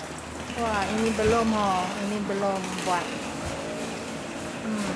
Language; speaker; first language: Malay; non-native, local second language; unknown